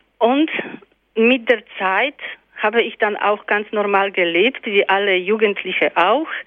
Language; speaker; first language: German; non-native, fluent; Polish